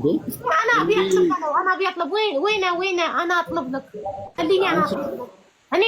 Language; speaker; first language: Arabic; non-native, learner; Amharic